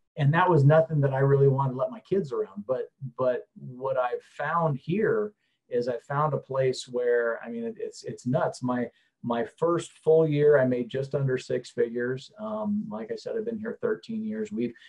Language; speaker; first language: English; native; English